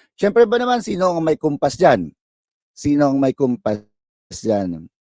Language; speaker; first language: Filipino; non-native, local second language; Cebuano